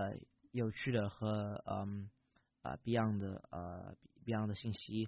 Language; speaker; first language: Chinese; early bilingual, heritage; English